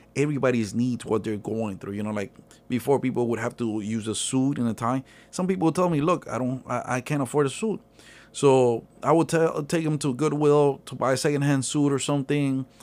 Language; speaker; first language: English; early bilingual, other home language; Spanish